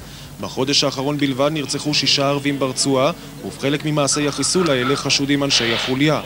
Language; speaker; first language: Hebrew; native; Hebrew